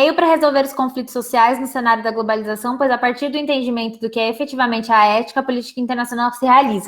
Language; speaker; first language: Portuguese; native; Portuguese